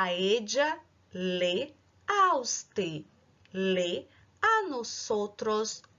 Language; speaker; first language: Spanish; non-native, fluent; Portuguese